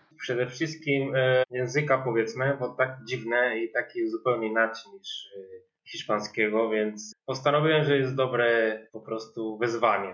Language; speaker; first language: Polish; non-native, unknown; Spanish